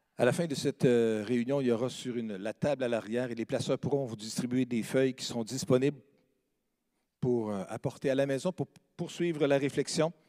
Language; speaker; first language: French; native; French